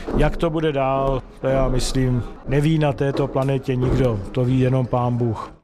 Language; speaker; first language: Czech; native; Czech